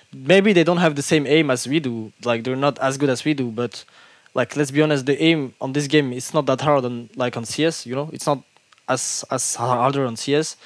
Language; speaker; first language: English; non-native, fluent; French